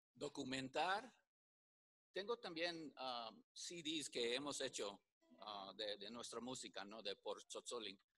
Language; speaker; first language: Spanish; early bilingual, heritage; Spanish